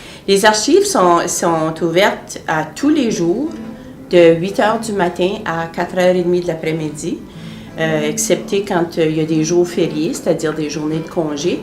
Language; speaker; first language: French; native; French